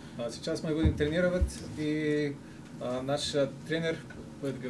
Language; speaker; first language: Russian; non-native, learner; Ukrainian